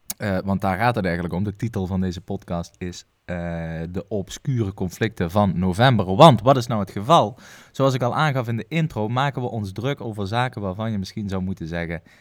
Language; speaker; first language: Dutch; native; Dutch